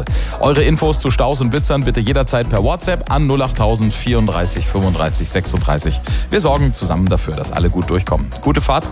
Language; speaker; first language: German; native; German